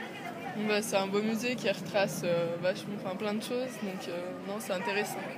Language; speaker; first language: French; native; French